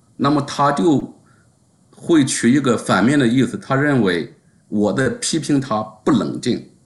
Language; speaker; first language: Chinese; native; Chinese